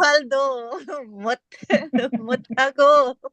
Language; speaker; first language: Korean; non-native, learner; English